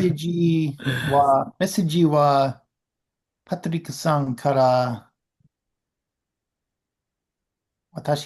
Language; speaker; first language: Japanese; non-native, learner; English